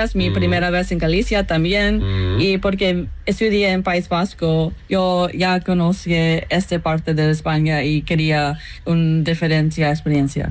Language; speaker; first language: Spanish; non-native, learner; English